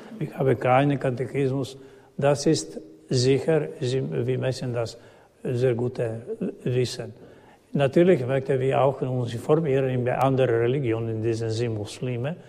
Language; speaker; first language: German; non-native, learner; Croatian